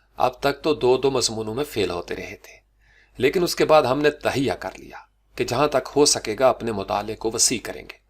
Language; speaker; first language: Urdu; non-native, local second language; Punjabi